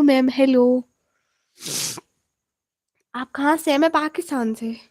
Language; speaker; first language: Hindi; non-native, local second language; Punjabi